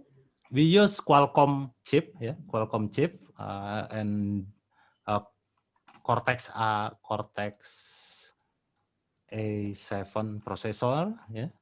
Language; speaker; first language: English; non-native, fluent; Indonesian